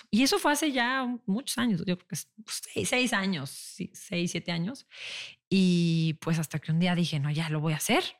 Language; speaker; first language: Spanish; native; Spanish